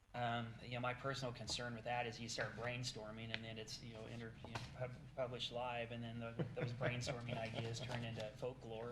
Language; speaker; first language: English; native; English